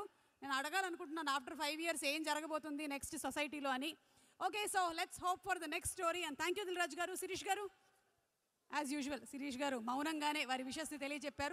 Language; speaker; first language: Telugu; native; Telugu